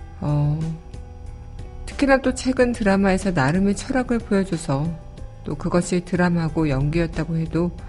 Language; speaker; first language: Korean; native; Korean